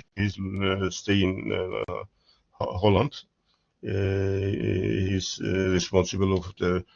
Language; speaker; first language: English; non-native, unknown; Turkish